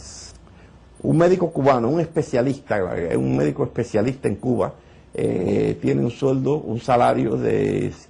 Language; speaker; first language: Spanish; native; Spanish